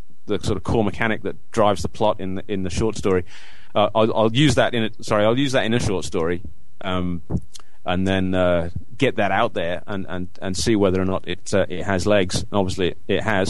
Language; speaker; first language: English; native; English